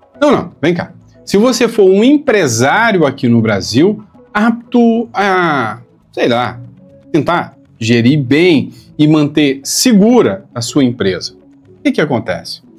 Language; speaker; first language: Portuguese; native; Portuguese